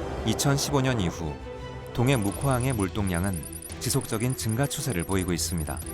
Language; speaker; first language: Korean; native; Korean